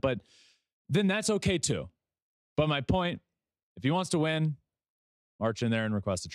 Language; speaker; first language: English; native; English